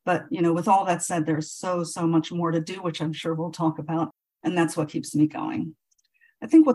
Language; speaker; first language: English; native; English